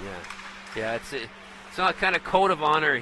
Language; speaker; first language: English; native; English